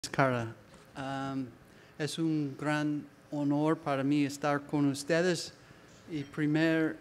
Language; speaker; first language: Spanish; non-native, learner; English